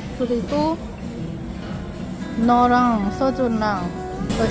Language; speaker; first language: Korean; non-native, learner; Thai